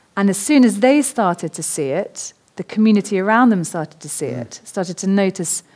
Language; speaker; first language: English; native; English